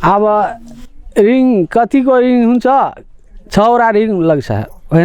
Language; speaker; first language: Nepali; non-native, local second language; Maithili